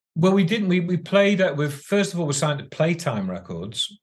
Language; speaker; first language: English; native; English